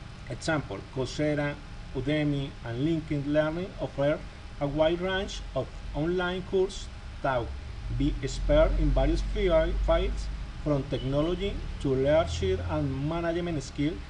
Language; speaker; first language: English; non-native, learner; Spanish